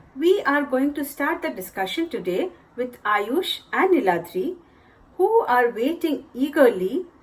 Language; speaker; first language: English; non-native, local second language; Bangla